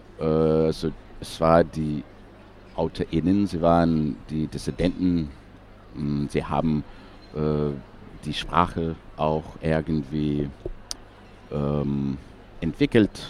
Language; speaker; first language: German; non-native, fluent; English